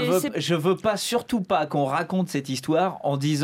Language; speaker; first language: French; native; French